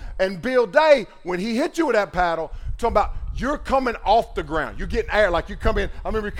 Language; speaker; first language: English; native; English